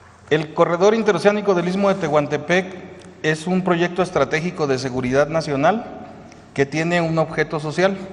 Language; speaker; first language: Spanish; native; Spanish